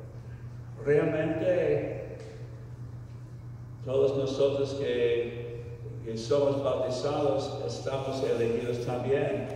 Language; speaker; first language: Spanish; non-native, fluent; English